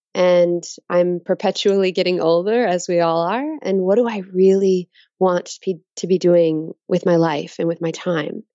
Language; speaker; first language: English; native; English